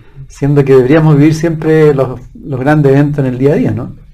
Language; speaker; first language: Spanish; native; Spanish